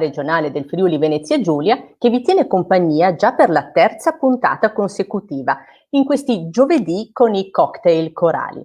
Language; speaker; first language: Italian; native; Italian